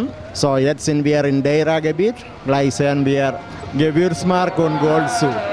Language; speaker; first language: German; non-native, learner; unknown